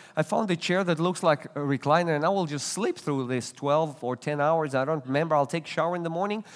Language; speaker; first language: English; non-native, fluent; Russian